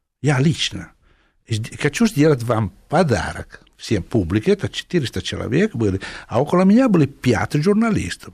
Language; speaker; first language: Russian; non-native, fluent; Italian